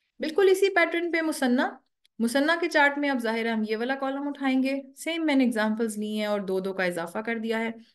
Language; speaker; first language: Urdu; native; Urdu